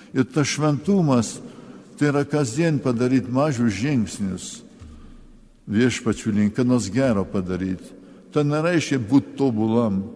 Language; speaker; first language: Lithuanian; early bilingual, heritage; Lithuanian